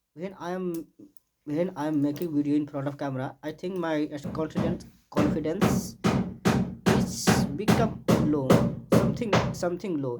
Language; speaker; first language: English; non-native, learner; Hindi